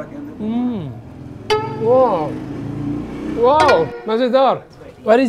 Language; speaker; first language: English; non-native, fluent; Korean